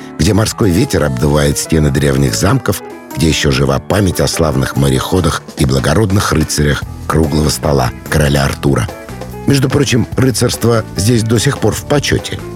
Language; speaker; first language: Russian; native; Russian